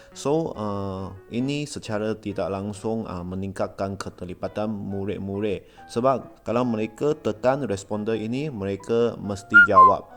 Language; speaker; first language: Malay; non-native, local second language; Chinese